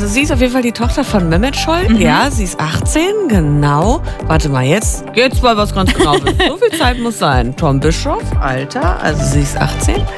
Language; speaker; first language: German; native; German